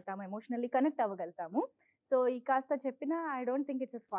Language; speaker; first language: Telugu; native; Telugu